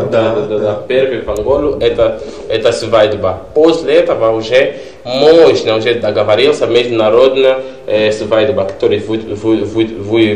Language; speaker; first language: Russian; non-native, learner; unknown